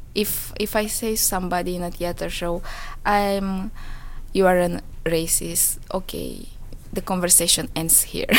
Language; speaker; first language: English; non-native, fluent; Romanian